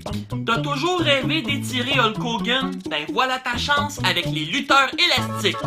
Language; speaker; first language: French; native; French